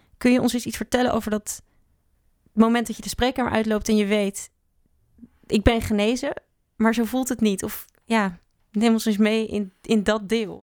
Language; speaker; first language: Dutch; native; Dutch